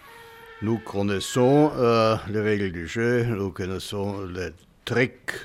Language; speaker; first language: French; non-native, fluent; German